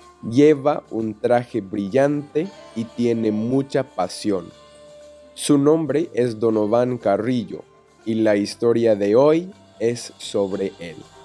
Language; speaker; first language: Spanish; non-native, fluent; English